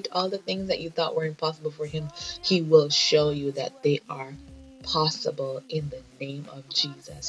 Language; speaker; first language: English; native; English